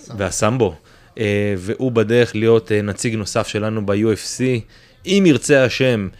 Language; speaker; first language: Hebrew; native; Hebrew